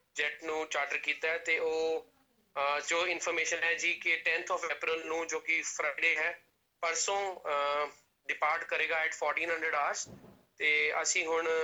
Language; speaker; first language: Punjabi; native; Punjabi